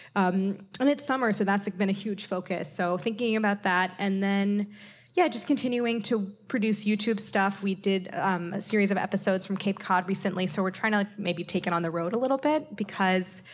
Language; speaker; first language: English; native; English